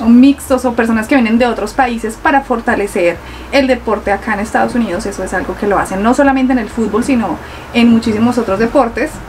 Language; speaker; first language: Spanish; native; Spanish